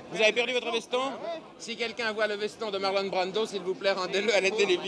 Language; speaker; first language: French; native; French